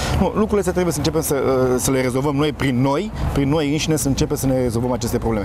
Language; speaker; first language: Romanian; native; Romanian